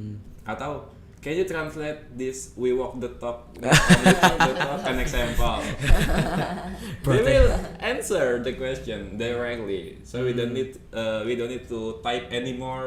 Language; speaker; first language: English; non-native, fluent; Indonesian